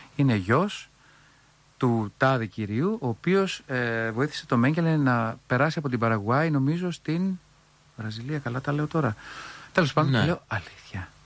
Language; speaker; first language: Greek; early bilingual, heritage; Greek